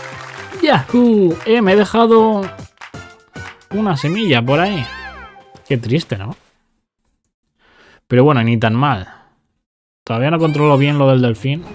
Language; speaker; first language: Spanish; native; Spanish